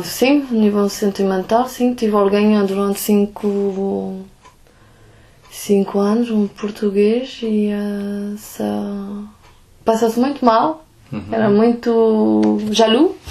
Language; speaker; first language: Portuguese; early bilingual, heritage; Portuguese